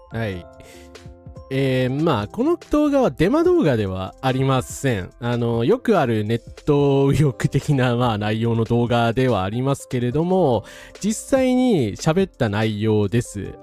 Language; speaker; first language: Japanese; native; Japanese